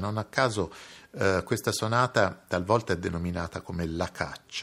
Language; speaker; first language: Italian; native; Italian